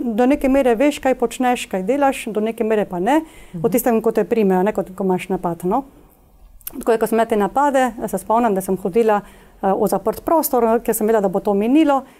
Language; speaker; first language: Slovenian; early bilingual, heritage; Slovenian